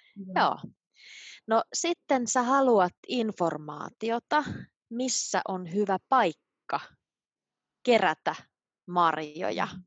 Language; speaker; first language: Finnish; native; Finnish